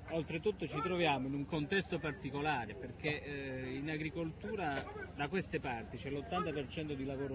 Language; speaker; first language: Italian; native; Italian